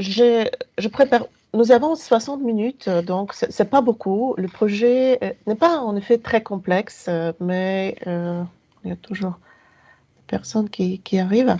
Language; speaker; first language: French; non-native, fluent; Polish